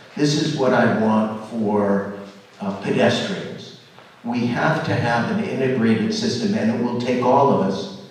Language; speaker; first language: English; native; English